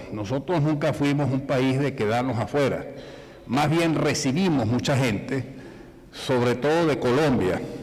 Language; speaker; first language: Spanish; native; Spanish